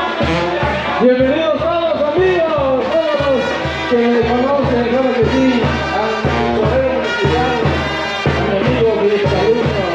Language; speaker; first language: Spanish; native; Spanish